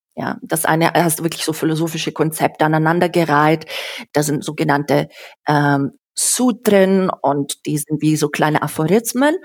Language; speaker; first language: German; non-native, fluent; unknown